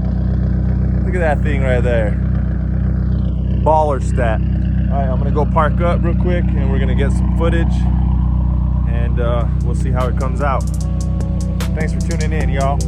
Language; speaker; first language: English; native; English